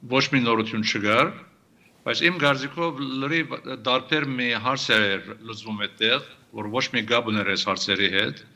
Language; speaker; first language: Armenian; early bilingual, heritage; Armenian